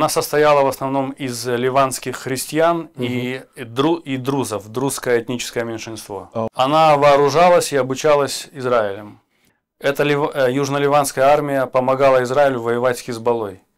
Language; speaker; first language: Russian; native; Russian